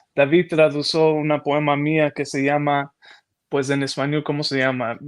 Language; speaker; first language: Spanish; early bilingual, other home language; English